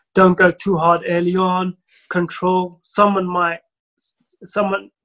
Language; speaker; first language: English; early bilingual, other home language; Somali